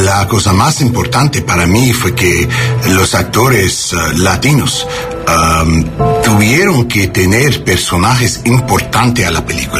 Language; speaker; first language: Spanish; non-native, learner; English